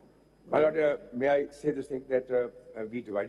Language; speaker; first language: English; non-native, local second language; Urdu